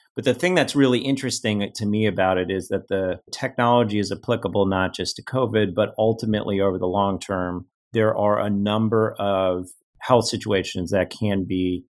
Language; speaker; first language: English; native; English